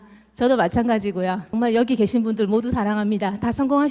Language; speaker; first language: Korean; native; Korean